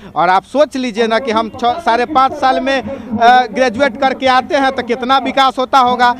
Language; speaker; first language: Hindi; native; Hindi